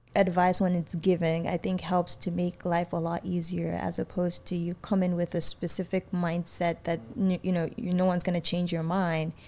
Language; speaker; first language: English; native; English